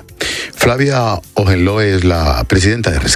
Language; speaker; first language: Spanish; native; Spanish